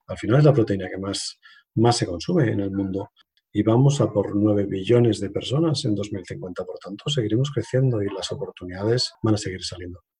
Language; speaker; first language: Spanish; native; Spanish